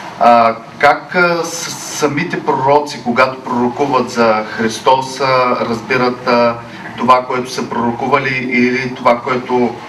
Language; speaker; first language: Bulgarian; native; Bulgarian